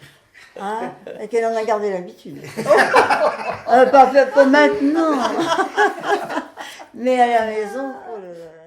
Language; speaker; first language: French; native; French